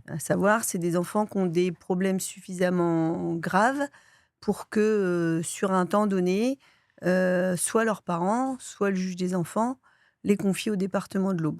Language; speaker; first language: French; native; French